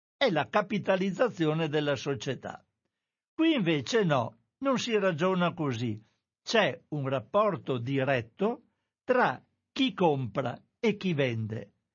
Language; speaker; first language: Italian; native; Italian